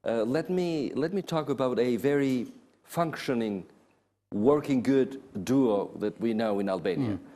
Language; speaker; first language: English; non-native, fluent; Albanian